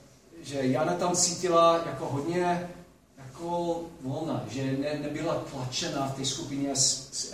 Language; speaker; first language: Czech; non-native, fluent; English